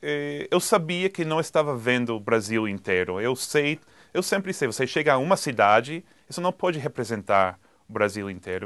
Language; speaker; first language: Portuguese; non-native, fluent; English